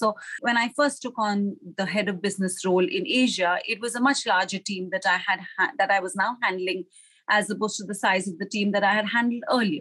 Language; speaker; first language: English; non-native, local second language; Hindi